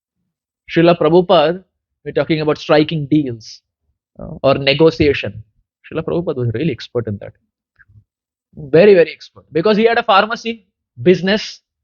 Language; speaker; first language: English; non-native, local second language; Hindi